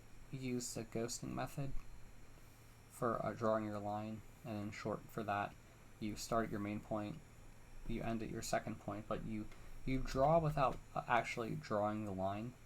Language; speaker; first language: English; native; English